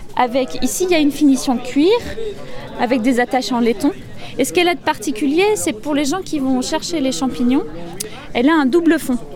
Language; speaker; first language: French; native; French